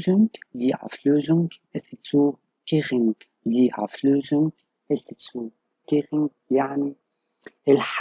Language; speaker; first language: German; non-native, fluent; Arabic